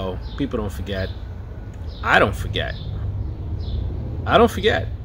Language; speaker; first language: English; native; English